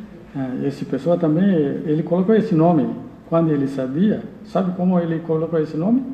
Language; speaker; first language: Portuguese; non-native, learner; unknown